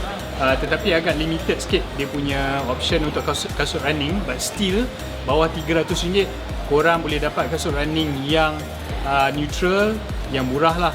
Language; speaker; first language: Malay; native; Malay